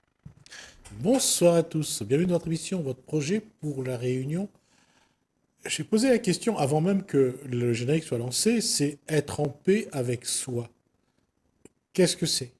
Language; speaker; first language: French; native; French